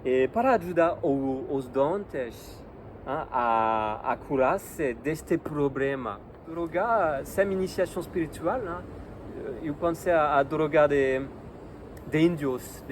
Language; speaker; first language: Portuguese; non-native, learner; French